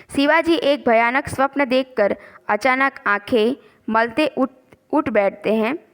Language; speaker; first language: Hindi; non-native, local second language; Gujarati